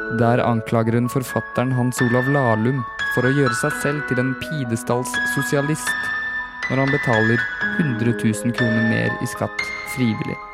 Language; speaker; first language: Norwegian; native; Norwegian